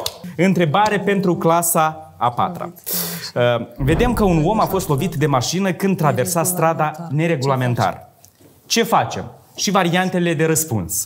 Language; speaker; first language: Romanian; native; Romanian